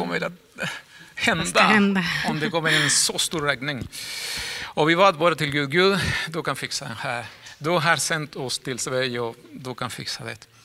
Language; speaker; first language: Swedish; non-native, fluent; Spanish